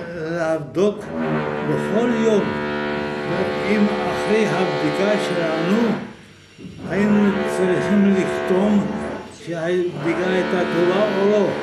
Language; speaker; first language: Hebrew; non-native, fluent; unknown